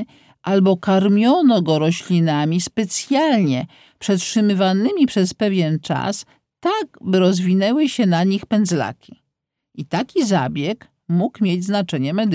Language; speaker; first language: Polish; native; Polish